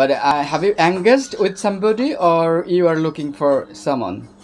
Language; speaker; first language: English; non-native, learner; Bangla